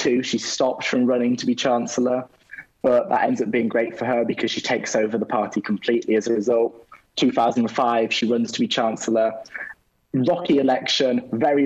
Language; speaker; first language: English; native; English